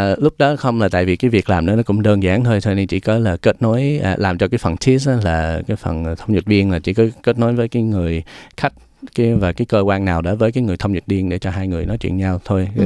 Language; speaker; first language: Vietnamese; early bilingual, heritage; Vietnamese